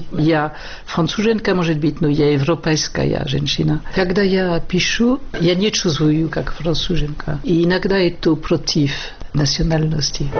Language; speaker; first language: Russian; non-native, learner; French